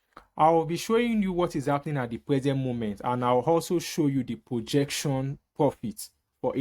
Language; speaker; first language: English; native; English